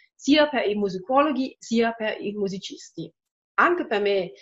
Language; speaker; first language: Italian; non-native, fluent; German